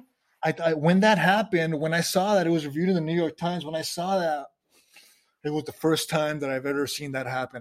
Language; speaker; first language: English; native; English